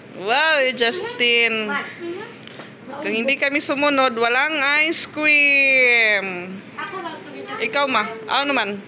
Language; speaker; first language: Filipino; non-native, local second language; Waray